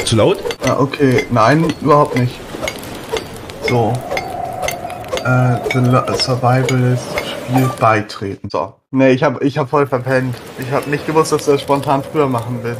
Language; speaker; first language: German; native; German